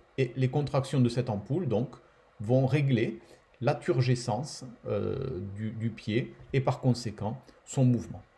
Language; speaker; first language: French; native; French